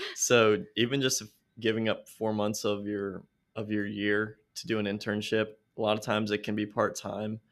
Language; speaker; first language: English; native; English